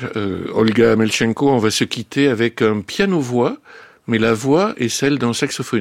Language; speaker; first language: French; native; French